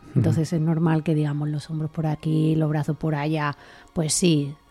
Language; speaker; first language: Spanish; native; Spanish